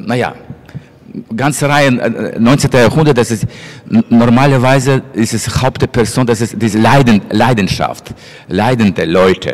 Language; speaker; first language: German; non-native, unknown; Russian